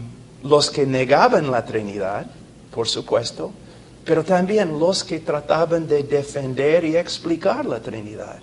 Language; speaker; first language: Spanish; non-native, fluent; English